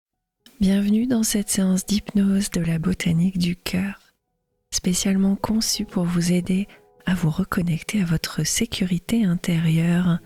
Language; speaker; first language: French; native; French